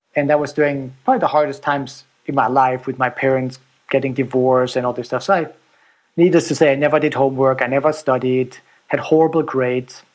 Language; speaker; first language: English; non-native, fluent; German